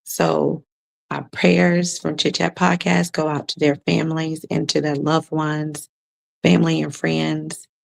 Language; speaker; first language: English; native; English